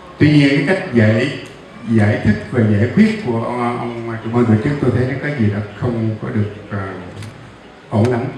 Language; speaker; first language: Vietnamese; native; Vietnamese